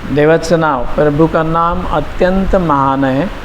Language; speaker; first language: Hindi; non-native, local second language; Marathi